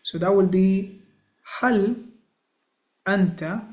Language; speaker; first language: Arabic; non-native, fluent; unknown